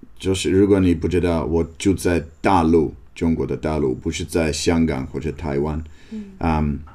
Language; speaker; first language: Chinese; non-native, learner; English